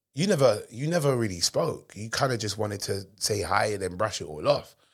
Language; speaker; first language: English; native; English